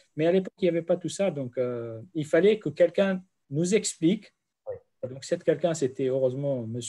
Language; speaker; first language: French; non-native, fluent; Central Kurdish